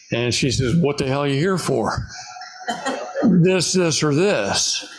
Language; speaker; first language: English; native; English